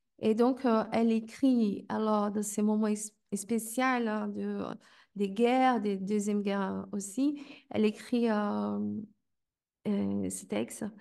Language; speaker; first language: French; non-native, fluent; Portuguese